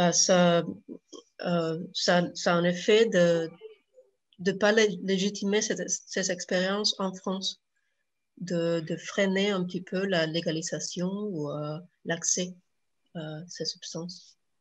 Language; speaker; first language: French; non-native, fluent; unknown